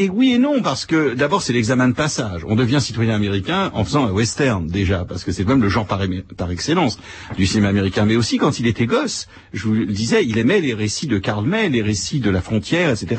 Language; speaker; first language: French; native; French